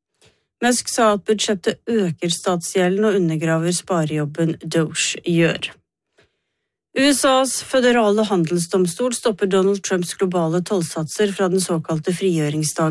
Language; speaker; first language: Norwegian; native; Norwegian